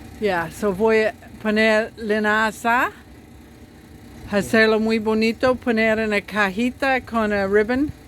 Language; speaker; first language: Spanish; non-native, learner; English